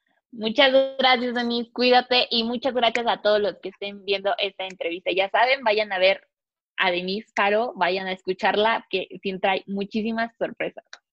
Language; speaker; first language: Spanish; native; Spanish